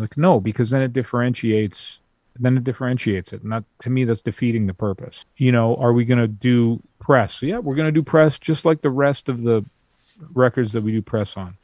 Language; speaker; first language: English; native; English